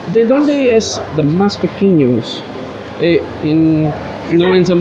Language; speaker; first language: Spanish; non-native, learner; English